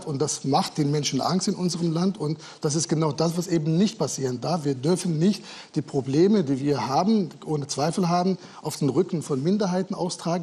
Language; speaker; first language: German; native; German